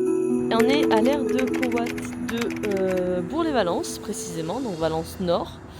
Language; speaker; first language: French; native; French